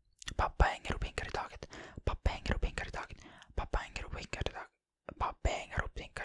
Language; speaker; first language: Swedish; non-native, learner; Finnish